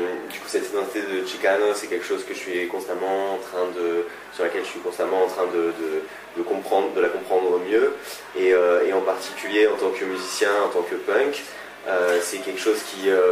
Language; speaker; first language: French; native; French